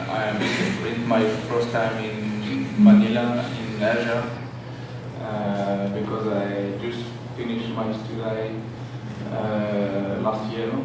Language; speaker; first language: English; non-native, learner; French